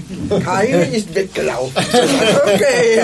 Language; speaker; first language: German; non-native, fluent; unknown